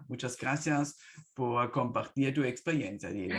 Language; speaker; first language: Spanish; non-native, fluent; German